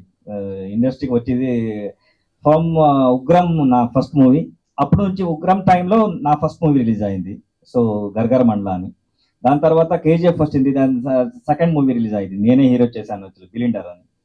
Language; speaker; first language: Telugu; non-native, learner; Kannada